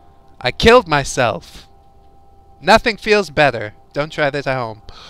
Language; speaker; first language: English; native; English